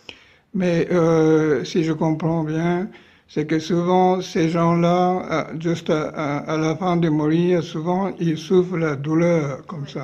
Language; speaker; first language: French; non-native, fluent; Japanese